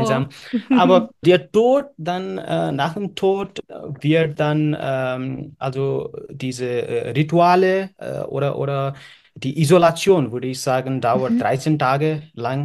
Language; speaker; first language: German; non-native, fluent; Nepali